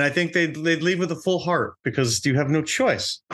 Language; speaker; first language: English; native; English